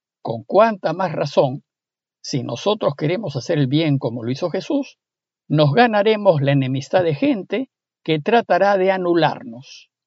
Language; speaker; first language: Spanish; native; Spanish